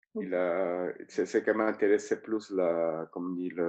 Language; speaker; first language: French; non-native, learner; Spanish